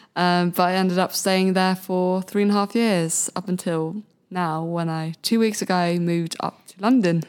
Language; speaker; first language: English; non-native, fluent; Swedish